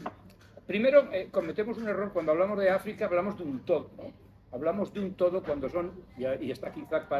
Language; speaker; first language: Spanish; native; Spanish